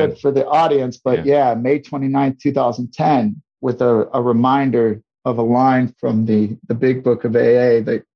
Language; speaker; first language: English; native; English